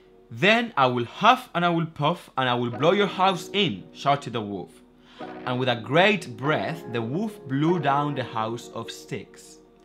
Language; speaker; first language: English; non-native, fluent; Spanish